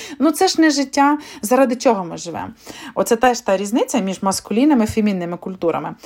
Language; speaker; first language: Ukrainian; native; Ukrainian